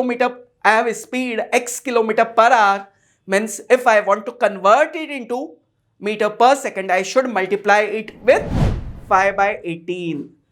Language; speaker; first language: English; non-native, local second language; Hindi